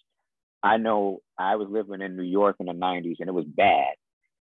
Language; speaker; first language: English; native; English